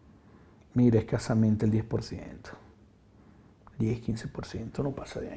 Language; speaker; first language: Spanish; native; Spanish